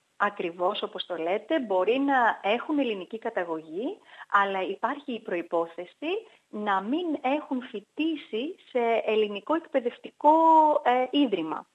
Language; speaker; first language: Greek; native; Greek